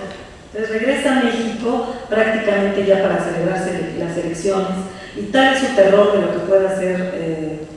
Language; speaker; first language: Spanish; native; Spanish